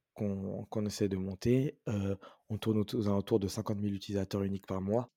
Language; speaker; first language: French; native; French